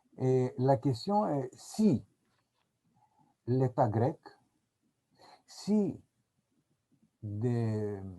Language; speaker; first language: French; non-native, fluent; Greek